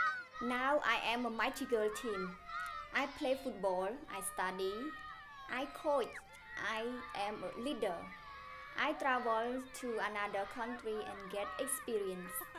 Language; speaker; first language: English; non-native, learner; Khmer